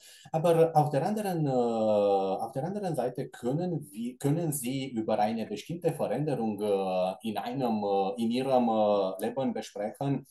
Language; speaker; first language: German; non-native, fluent; Romanian